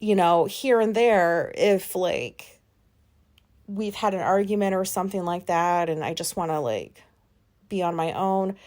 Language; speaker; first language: English; native; English